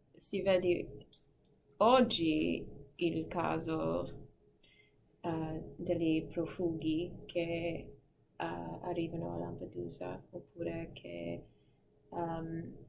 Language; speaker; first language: Italian; non-native, fluent; English